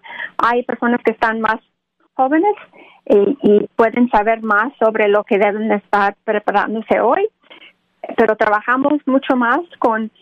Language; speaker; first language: Spanish; early bilingual, other home language; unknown